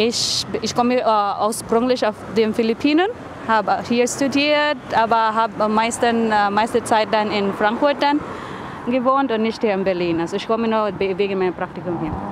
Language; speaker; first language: German; non-native, learner; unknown